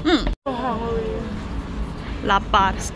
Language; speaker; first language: Indonesian; non-native, fluent; Korean